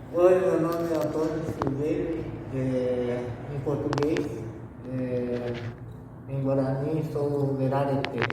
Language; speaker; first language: Portuguese; non-native, local second language; Guarani